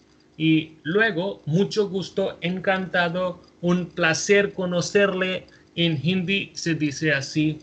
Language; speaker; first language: Spanish; non-native, fluent; Hindi